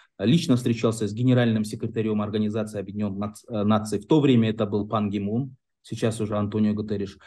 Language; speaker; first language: Russian; non-native, local second language; Kyrgyz